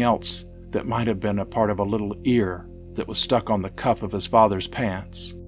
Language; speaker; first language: English; native; English